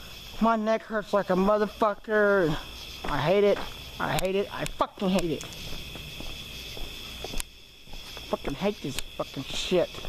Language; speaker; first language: English; native; English